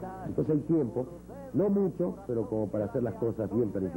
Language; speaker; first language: Spanish; native; Spanish